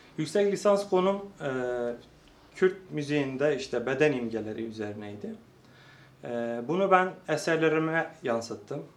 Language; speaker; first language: Turkish; non-native, local second language; Kurdish